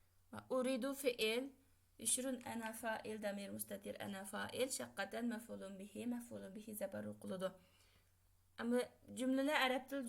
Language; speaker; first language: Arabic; non-native, fluent; Uyghur